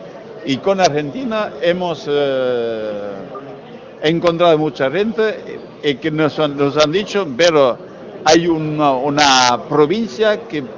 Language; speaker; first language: Spanish; non-native, learner; French